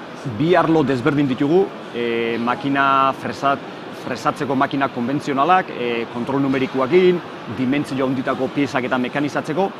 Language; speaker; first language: Basque; native; Basque